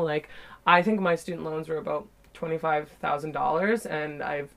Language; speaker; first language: English; native; English